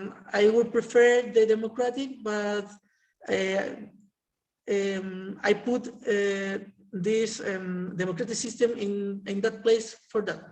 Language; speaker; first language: English; non-native, learner; Spanish